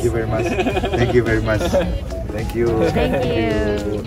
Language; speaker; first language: English; non-native, learner; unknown